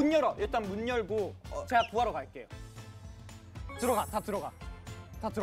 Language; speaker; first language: Korean; native; Korean